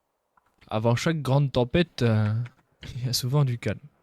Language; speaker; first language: French; native; French